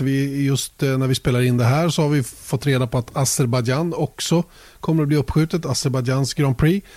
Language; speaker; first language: Swedish; native; Swedish